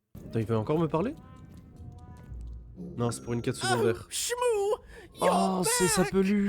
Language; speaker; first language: French; native; French